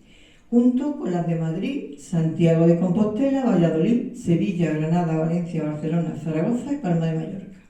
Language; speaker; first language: Spanish; native; Spanish